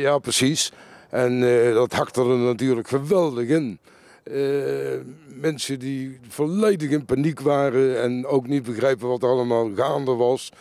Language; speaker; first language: Dutch; native; Dutch